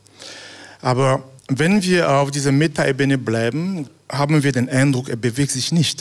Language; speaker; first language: German; non-native, fluent; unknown